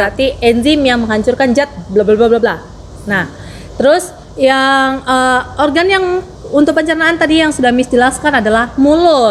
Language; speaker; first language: Indonesian; native; Indonesian